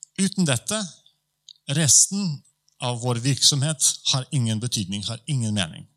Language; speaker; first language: Norwegian; non-native, fluent; Polish